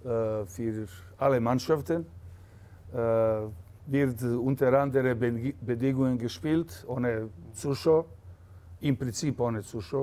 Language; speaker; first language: German; non-native, fluent; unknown